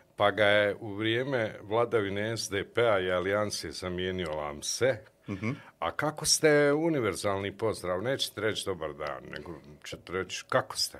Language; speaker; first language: Bosnian; native; Bosnian